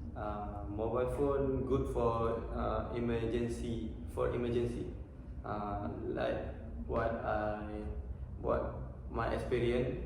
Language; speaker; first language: English; non-native, learner; Malay